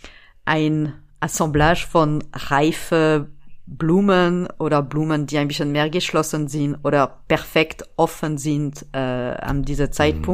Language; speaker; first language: German; non-native, fluent; French